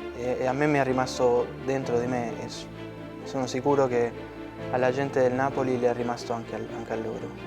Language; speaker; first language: Italian; non-native, fluent; Spanish